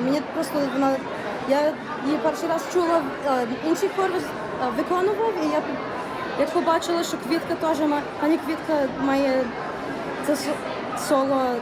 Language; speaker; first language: Ukrainian; early bilingual, heritage; Ukrainian